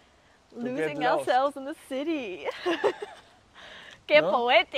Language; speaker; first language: Spanish; non-native, learner; Danish